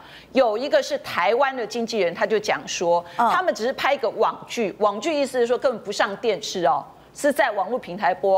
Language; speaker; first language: Chinese; native; Chinese